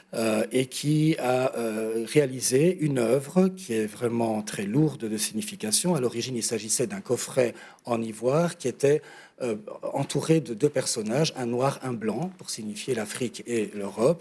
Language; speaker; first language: French; native; French